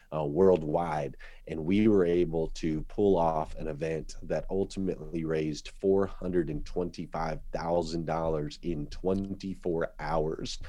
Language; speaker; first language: English; native; English